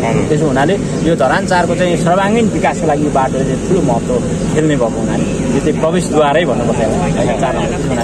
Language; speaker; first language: Nepali; native; Nepali